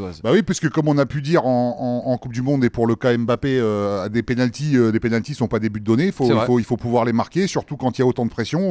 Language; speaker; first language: French; native; French